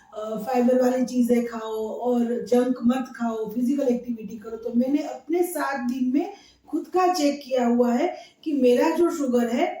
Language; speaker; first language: Hindi; non-native, local second language; Gujarati